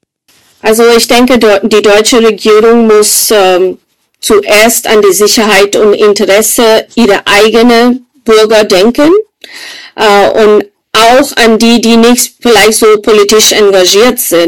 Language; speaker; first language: German; non-native, fluent; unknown